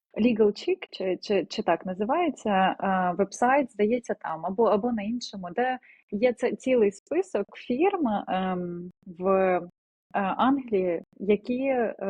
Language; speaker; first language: Ukrainian; non-native, local second language; Russian